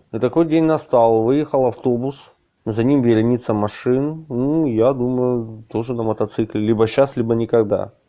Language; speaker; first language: Russian; native; Russian